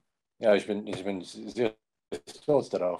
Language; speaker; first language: German; non-native, learner; English